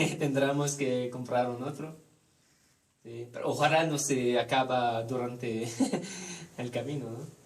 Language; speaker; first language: Spanish; non-native, learner; French